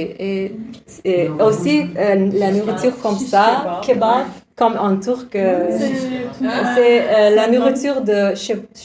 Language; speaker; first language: French; non-native, learner; Uzbek